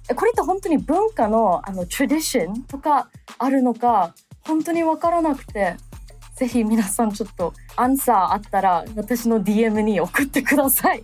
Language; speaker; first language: Japanese; early bilingual, other home language; English